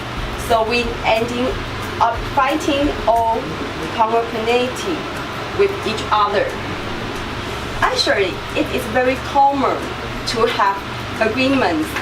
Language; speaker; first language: English; non-native, learner; Chinese